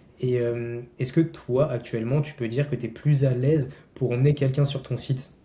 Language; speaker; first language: French; native; French